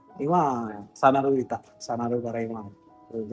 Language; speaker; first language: Japanese; non-native, learner; Hindi